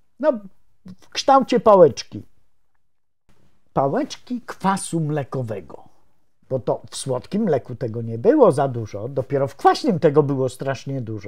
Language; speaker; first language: Polish; native; Polish